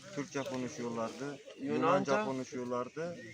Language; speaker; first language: Turkish; non-native, fluent; Arabic